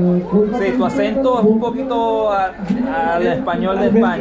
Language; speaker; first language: Spanish; early bilingual, heritage; Spanish